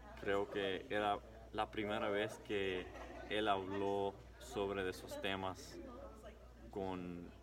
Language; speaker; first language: Spanish; early bilingual, heritage; English